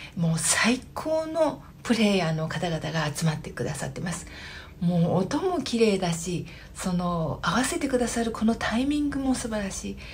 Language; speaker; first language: Japanese; native; Japanese